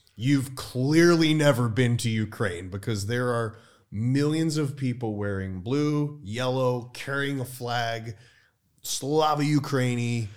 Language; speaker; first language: English; native; English